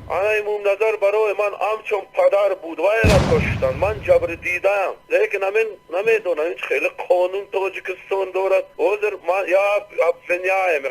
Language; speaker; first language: Tajik; non-native, local second language; Shughni